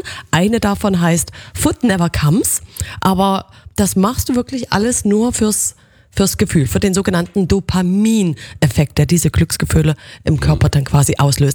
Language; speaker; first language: German; native; German